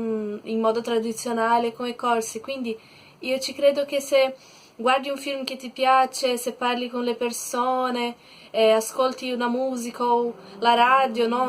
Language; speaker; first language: Italian; non-native, learner; Portuguese